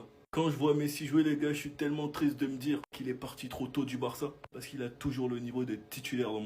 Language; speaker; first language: French; native; French